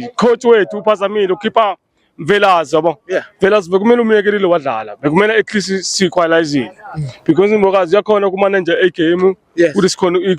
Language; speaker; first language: Zulu; non-native, local second language; Swati